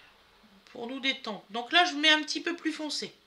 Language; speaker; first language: French; native; French